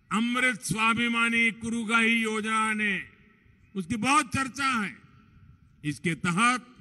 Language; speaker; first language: Hindi; non-native, local second language; Gujarati